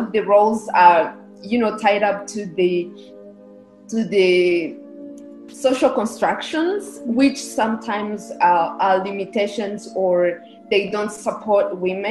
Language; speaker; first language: English; non-native, local second language; Kinyarwanda